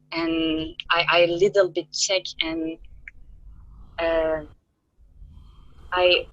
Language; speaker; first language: English; non-native, learner; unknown